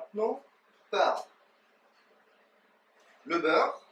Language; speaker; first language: French; native; French